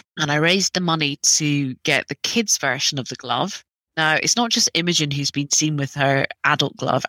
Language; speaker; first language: English; native; English